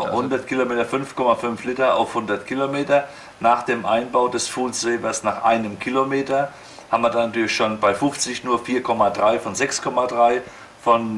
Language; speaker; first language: German; native; German